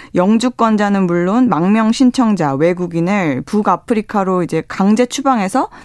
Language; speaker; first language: Korean; native; Korean